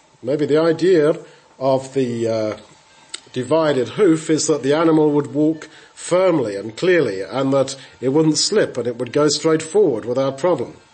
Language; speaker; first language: English; native; English